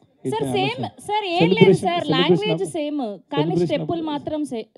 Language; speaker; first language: Telugu; native; Telugu